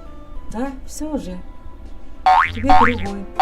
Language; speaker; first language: Russian; non-native, learner; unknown